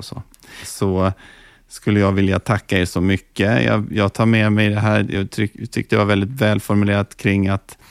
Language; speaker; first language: Swedish; native; Swedish